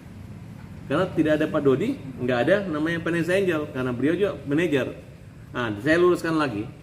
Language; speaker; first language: Indonesian; native; Indonesian